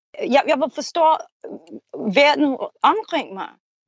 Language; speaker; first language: Danish; non-native, fluent; English